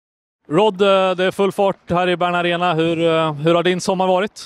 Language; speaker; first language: Swedish; native; Swedish